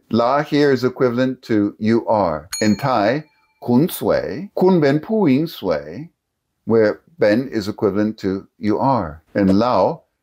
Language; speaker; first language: English; native; English